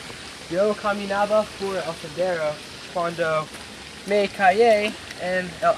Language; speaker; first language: Spanish; non-native, learner; English